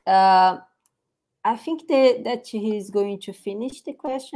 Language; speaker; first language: English; non-native, fluent; Portuguese